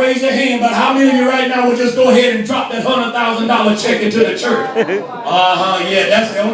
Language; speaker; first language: English; native; English